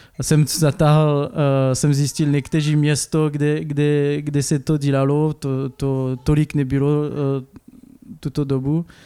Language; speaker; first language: Czech; non-native, learner; French